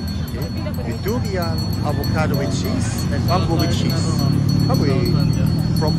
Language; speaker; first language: English; non-native, learner; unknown